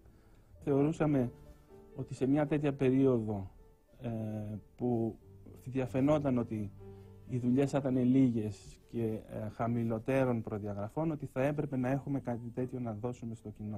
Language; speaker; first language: Greek; native; Greek